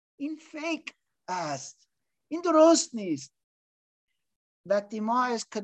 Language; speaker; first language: Persian; non-native, learner; English